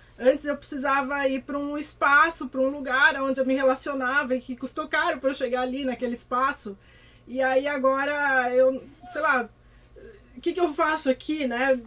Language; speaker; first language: Portuguese; native; Portuguese